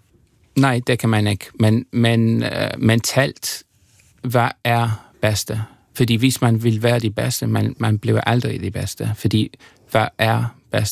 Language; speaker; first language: Danish; non-native, fluent; English